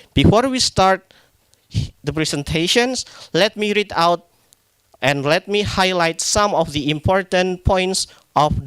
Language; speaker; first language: English; non-native, fluent; Indonesian